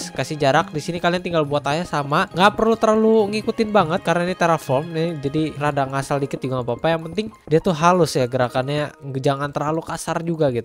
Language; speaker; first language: Indonesian; native; Indonesian